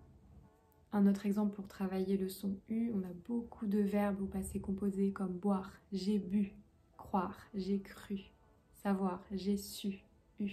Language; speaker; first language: French; native; French